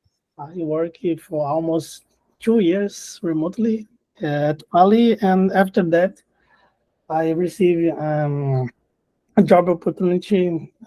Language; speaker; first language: English; non-native, learner; Portuguese